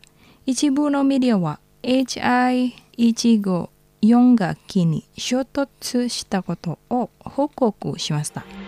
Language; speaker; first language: Japanese; non-native, learner; Indonesian